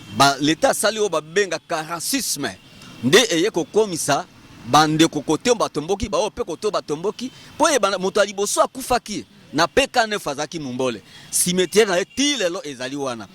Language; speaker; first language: Lingala; native; Lingala